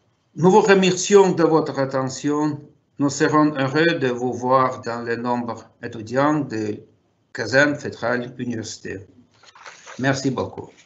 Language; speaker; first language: French; non-native, fluent; Russian